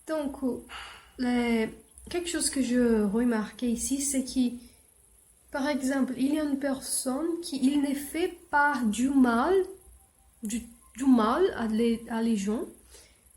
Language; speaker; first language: French; non-native, learner; English